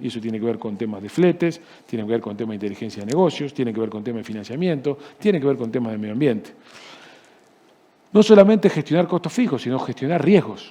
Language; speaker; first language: Spanish; native; Spanish